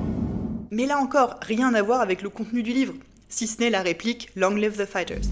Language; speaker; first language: French; native; French